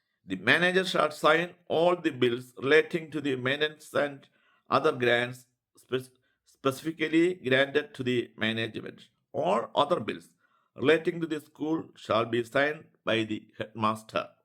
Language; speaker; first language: English; non-native, local second language; Malayalam